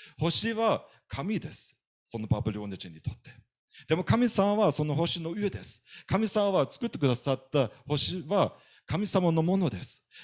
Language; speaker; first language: Japanese; non-native, fluent; German